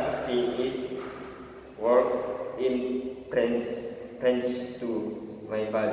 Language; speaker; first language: English; non-native, learner; Indonesian